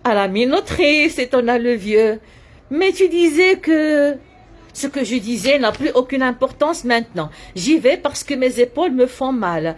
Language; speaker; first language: French; non-native, local second language; Arabic